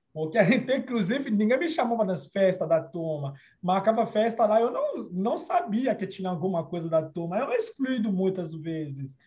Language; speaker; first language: Portuguese; non-native, fluent; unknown